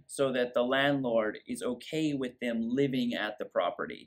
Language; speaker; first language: English; native; English